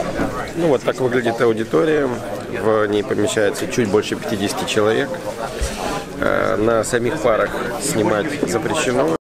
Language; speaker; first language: Russian; native; Russian